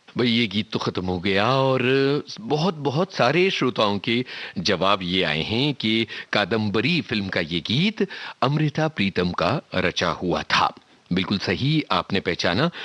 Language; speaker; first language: Hindi; native; Hindi